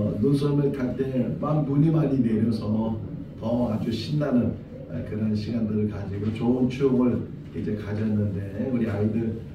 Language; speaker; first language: Korean; native; Korean